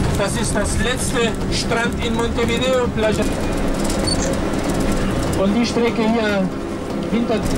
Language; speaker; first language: German; non-native, fluent; Spanish